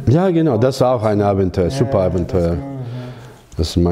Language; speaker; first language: German; non-native, learner; Croatian